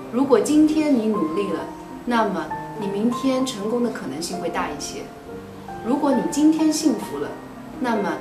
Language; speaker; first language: Chinese; native; Chinese